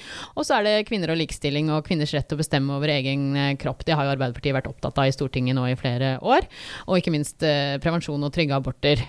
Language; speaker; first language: Norwegian; native; Norwegian